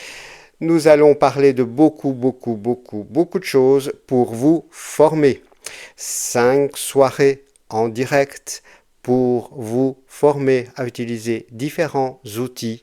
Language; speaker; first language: French; native; French